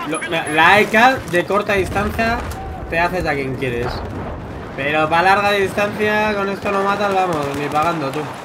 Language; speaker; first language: Spanish; native; Spanish